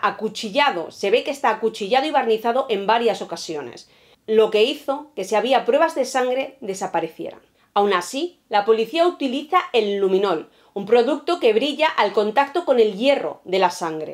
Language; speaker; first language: Spanish; native; Spanish